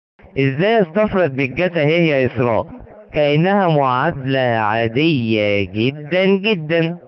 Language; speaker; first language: Arabic; native; Arabic